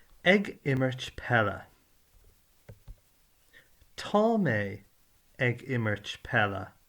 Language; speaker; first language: Irish; non-native, learner; English